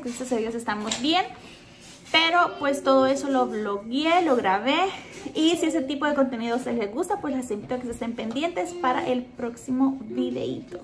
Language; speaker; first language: Spanish; native; Spanish